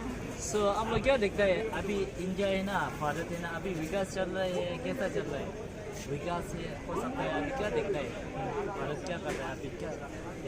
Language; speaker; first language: Hindi; non-native, learner; Tibetan